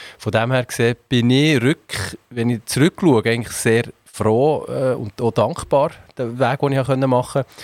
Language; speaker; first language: German; native; German